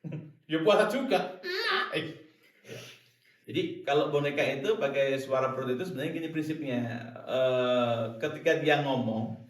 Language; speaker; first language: Indonesian; native; Indonesian